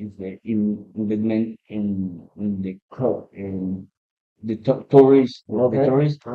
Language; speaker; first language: English; non-native, learner; Spanish